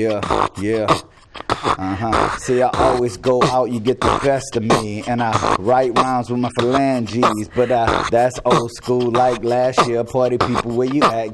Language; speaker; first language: English; native; English